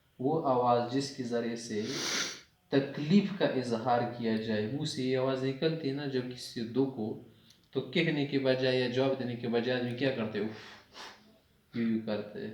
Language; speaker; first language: Urdu; non-native, local second language; Pashto